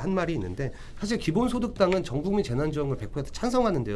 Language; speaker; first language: Korean; native; Korean